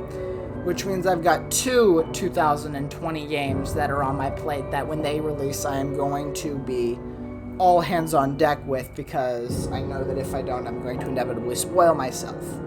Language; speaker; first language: English; native; English